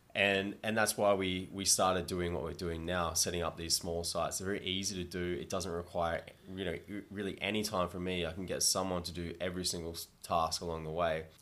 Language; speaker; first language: English; native; English